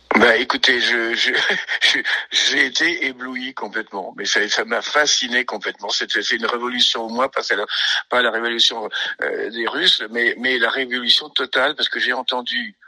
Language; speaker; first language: French; native; French